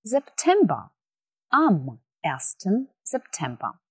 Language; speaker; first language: German; non-native, fluent; Russian